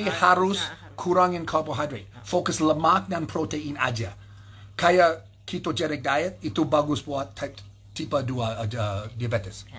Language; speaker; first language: Indonesian; non-native, learner; English